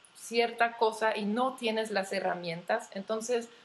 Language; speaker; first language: Spanish; non-native, fluent; Dutch